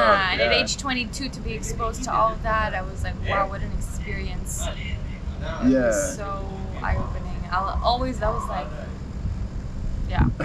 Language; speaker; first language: English; early bilingual, heritage; English